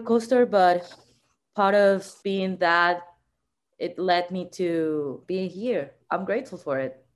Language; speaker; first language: English; non-native, fluent; Spanish